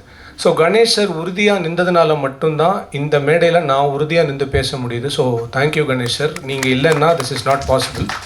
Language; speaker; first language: Tamil; native; Tamil